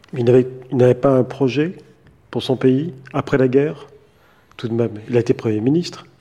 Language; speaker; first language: French; native; French